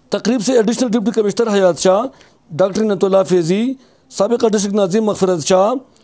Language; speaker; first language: Urdu; non-native, local second language; Khowar